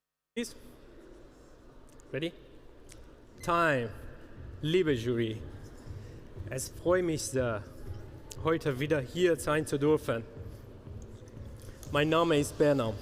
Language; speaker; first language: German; non-native, learner; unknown